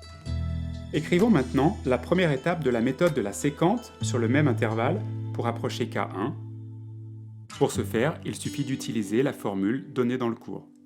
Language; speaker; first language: French; native; French